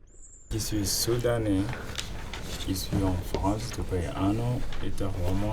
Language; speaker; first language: French; non-native, learner; Arabic